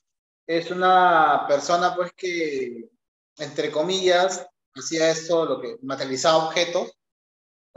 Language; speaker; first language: Spanish; native; Spanish